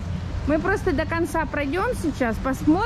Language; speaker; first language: Russian; native; Russian